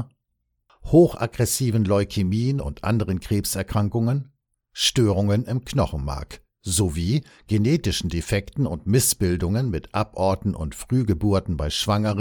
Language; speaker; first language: German; native; German